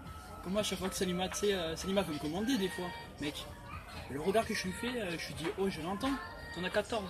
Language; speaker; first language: French; native; French